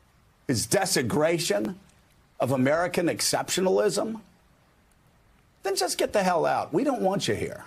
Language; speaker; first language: English; native; English